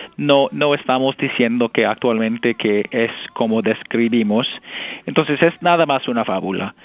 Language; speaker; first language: Spanish; non-native, fluent; English